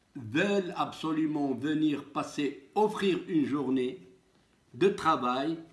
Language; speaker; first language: French; non-native, local second language; Arabic